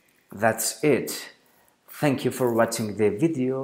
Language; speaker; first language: English; non-native, fluent; Greek